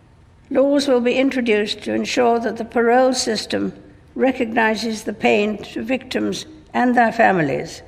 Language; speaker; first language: English; native; English